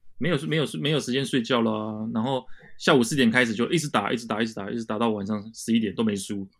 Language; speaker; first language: Chinese; native; Chinese